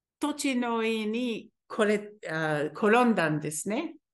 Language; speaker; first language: Japanese; non-native, fluent; Hebrew